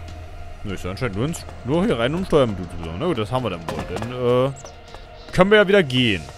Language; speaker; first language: German; native; German